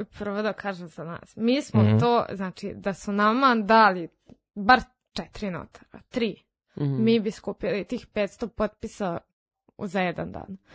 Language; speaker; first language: Serbian; non-native, local second language; Rusyn